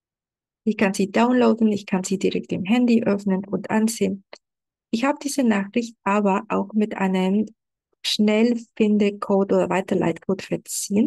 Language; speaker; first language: German; non-native, fluent; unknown